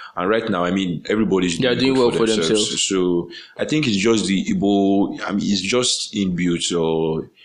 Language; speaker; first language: English; non-native, local second language; Yoruba